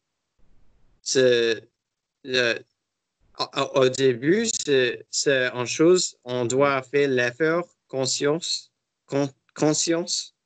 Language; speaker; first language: French; non-native, learner; English